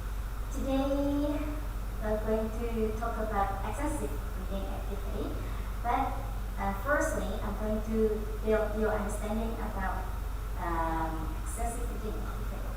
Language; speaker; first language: English; non-native, fluent; Indonesian